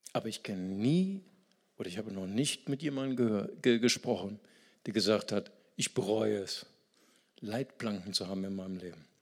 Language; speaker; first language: German; non-native, fluent; Portuguese